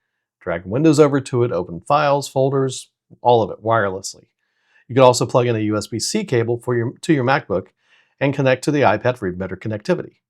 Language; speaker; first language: English; native; English